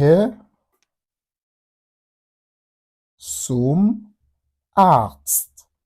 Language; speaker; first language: German; non-native, fluent; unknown